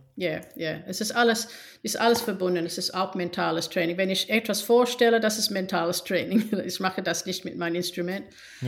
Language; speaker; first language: German; non-native, fluent; English